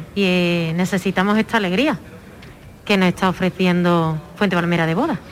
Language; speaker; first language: Spanish; native; Spanish